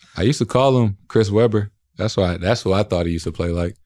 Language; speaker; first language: English; native; English